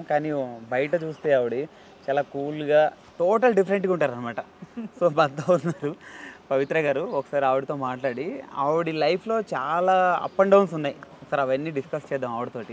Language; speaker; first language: Telugu; native; Telugu